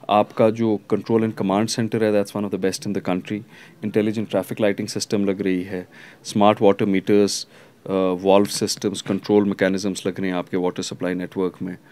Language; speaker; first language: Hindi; non-native, local second language; Kashmiri